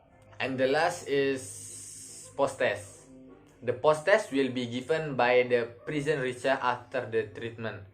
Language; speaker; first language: English; non-native, learner; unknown